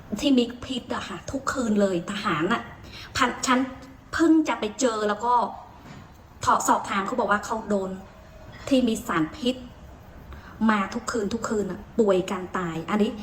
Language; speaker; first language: Thai; non-native, fluent; Khmer